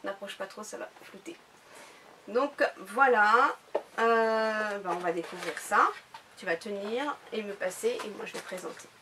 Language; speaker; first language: French; native; French